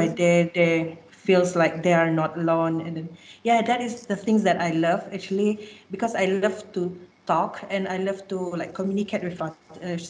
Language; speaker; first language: English; non-native, local second language; Malay